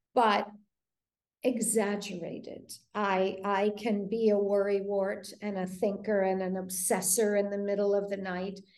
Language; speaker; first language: English; native; English